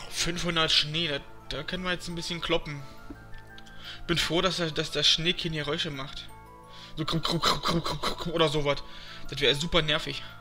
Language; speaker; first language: German; native; German